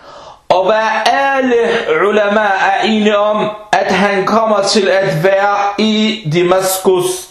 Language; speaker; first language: Danish; non-native, fluent; Arabic